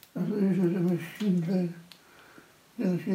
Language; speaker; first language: German; non-native, fluent; Polish